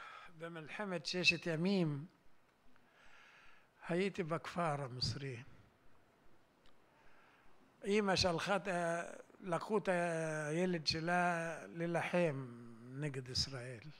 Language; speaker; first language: Hebrew; non-native, fluent; Arabic